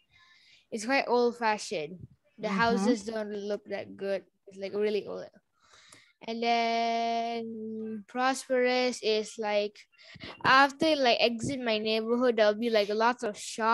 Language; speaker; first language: English; non-native, fluent; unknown